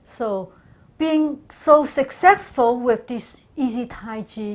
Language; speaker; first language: English; non-native, learner; Chinese